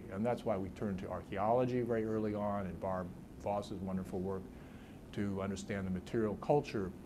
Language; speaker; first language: English; native; English